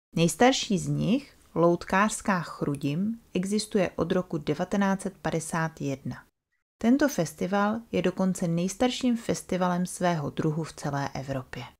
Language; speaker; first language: Czech; native; Czech